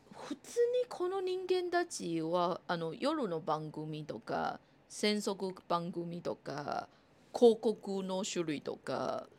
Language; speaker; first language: Japanese; non-native, fluent; Cantonese